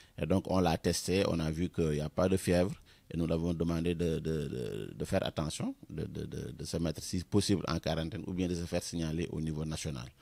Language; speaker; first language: French; non-native, local second language; Wolof